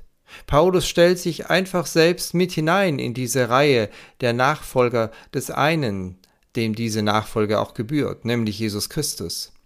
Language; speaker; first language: German; native; German